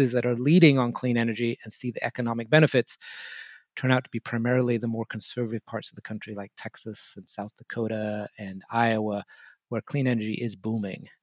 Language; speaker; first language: English; native; English